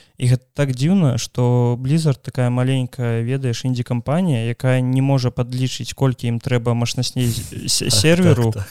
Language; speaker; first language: Belarusian; non-native, local second language; Russian